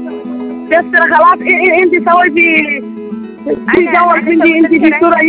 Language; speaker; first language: Arabic; non-native, learner; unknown